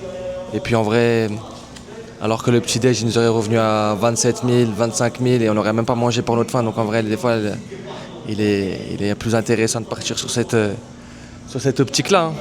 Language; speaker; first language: French; native; French